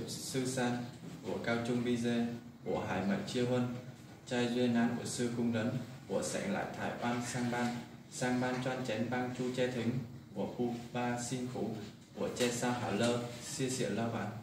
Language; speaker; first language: Chinese; non-native, learner; Vietnamese